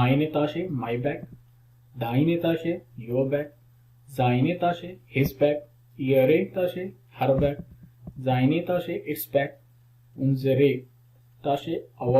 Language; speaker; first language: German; non-native, learner; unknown